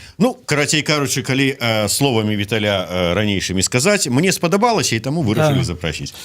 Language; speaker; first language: Belarusian; non-native, local second language; Russian